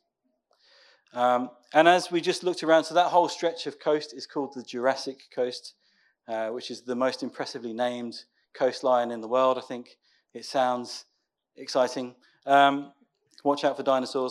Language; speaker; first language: English; native; English